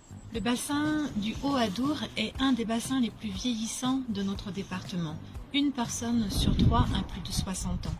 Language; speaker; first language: French; native; French